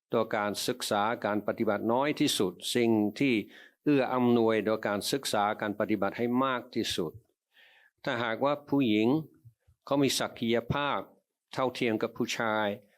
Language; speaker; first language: Thai; non-native, fluent; English